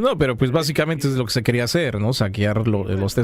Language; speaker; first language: Spanish; native; Spanish